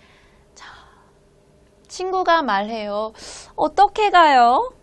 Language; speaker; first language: Korean; non-native, fluent; Hmong